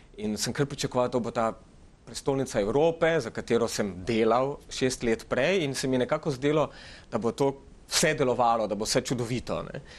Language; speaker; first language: Slovenian; early bilingual, other home language; Macedonian